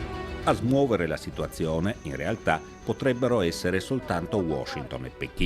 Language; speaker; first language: Italian; native; Italian